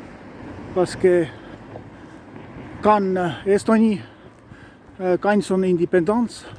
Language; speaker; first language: French; non-native, learner; Estonian